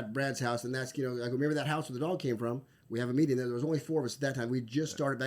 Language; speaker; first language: English; native; English